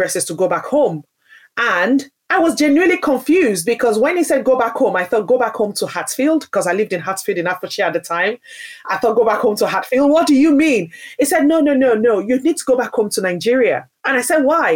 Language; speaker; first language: English; non-native, local second language; Yoruba